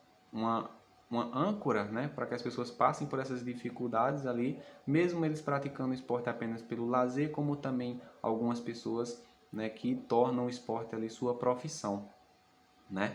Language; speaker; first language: Portuguese; native; Portuguese